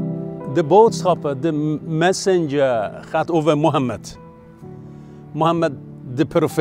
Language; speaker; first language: Dutch; non-native, fluent; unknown